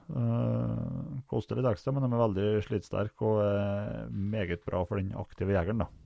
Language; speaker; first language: Norwegian; native; Norwegian